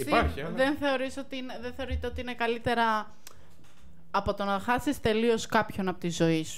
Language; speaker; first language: Greek; native; Greek